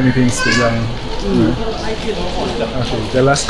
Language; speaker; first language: English; non-native, fluent; Japanese